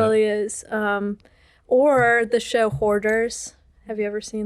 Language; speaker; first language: English; native; English